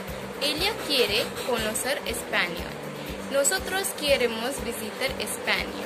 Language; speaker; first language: Spanish; non-native, learner; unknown